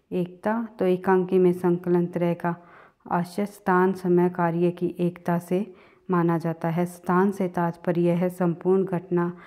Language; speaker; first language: Hindi; native; Hindi